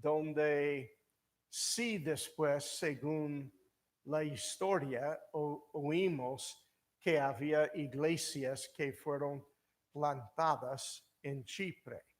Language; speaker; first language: Spanish; non-native, fluent; English